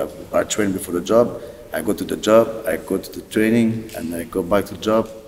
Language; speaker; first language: English; non-native, learner; French